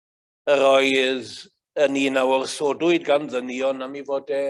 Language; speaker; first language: Welsh; native; Welsh